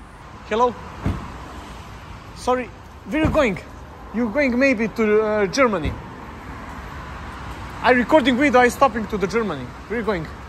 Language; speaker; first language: English; non-native, learner; Serbian